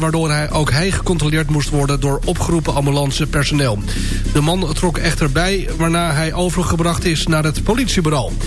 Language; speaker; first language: Dutch; native; Dutch